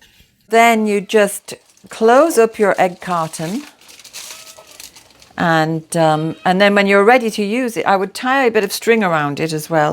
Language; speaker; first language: English; native; English